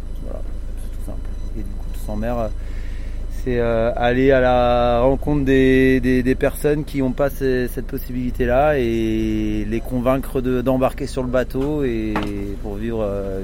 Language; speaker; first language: French; native; French